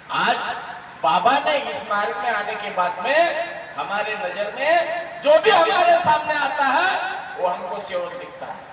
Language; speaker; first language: Hindi; non-native, local second language; Marathi